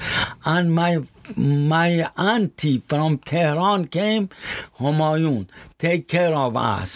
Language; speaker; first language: English; non-native, learner; Persian